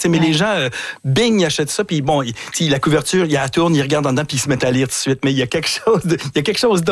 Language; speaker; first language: French; native; French